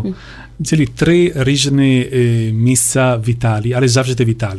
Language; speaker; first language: Polish; non-native, learner; Italian